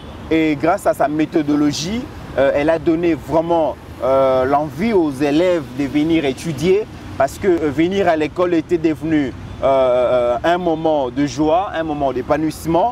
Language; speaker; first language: French; non-native, local second language; Lingala